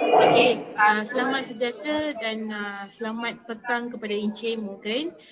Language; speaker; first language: Malay; non-native, local second language; Tamil